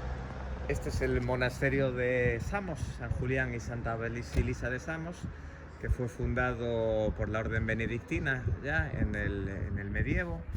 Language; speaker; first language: Spanish; native; Spanish